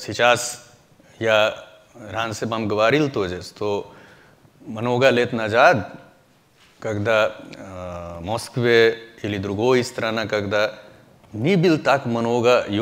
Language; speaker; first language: Russian; non-native, learner; Hindi